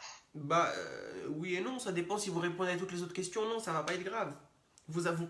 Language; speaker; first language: French; native; French